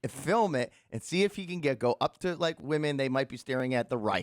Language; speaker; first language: English; native; English